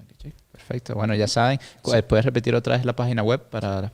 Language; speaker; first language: Spanish; native; Spanish